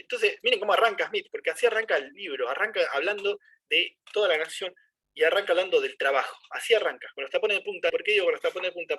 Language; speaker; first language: Spanish; native; Spanish